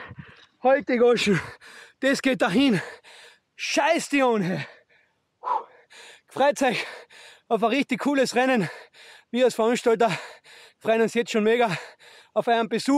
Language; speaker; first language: German; native; German